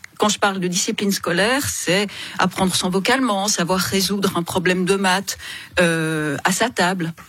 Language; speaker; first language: French; native; French